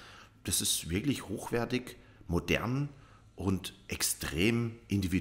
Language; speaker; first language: German; native; German